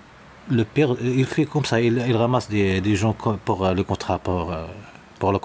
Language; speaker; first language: French; non-native, learner; Arabic